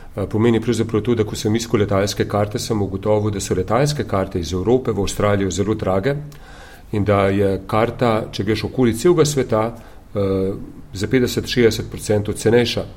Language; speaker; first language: Slovenian; native; Slovenian